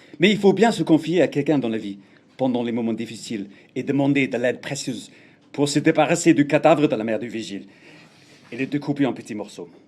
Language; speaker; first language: French; non-native, fluent; English